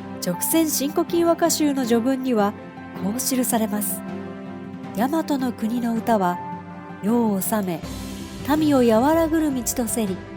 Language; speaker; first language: Japanese; native; Japanese